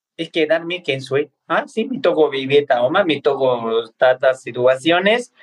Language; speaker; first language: Spanish; non-native, fluent; Tibetan